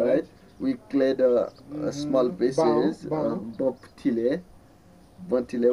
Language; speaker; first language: English; non-native, learner; Newari